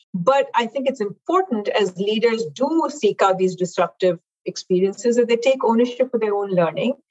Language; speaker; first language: English; non-native, local second language; Hindi